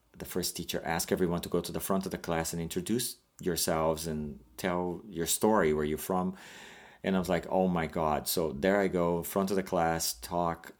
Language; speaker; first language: English; non-native, fluent; Portuguese